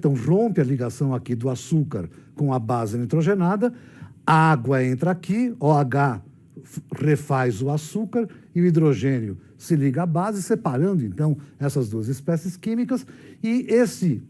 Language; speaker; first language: Portuguese; native; Portuguese